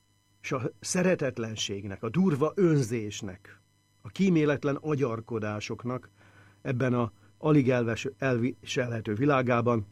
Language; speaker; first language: Hungarian; native; Hungarian